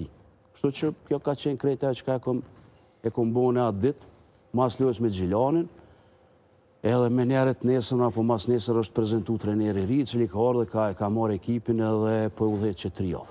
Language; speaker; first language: Albanian; native; Albanian